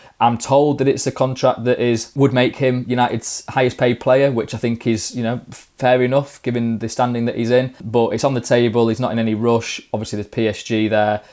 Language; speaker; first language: English; native; English